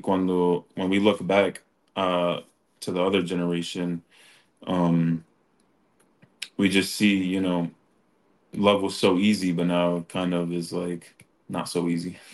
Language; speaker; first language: English; early bilingual, other home language; Spanish